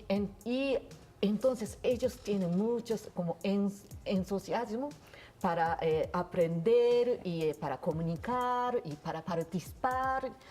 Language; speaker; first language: Spanish; non-native, learner; Japanese